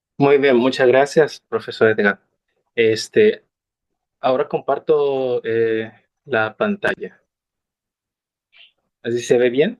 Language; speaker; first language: Spanish; non-native, fluent; Chinese